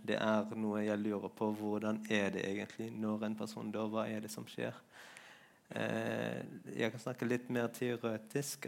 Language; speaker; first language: Norwegian; non-native, fluent; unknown